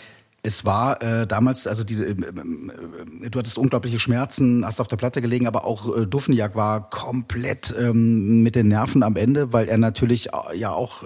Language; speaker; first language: German; native; German